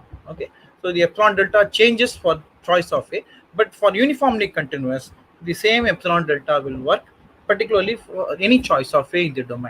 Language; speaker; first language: English; non-native, local second language; Tamil